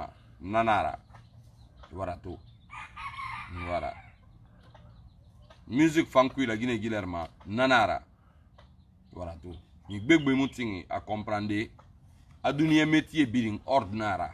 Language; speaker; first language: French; non-native, local second language; Susu